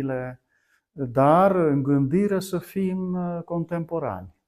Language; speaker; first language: Romanian; non-native, local second language; Hungarian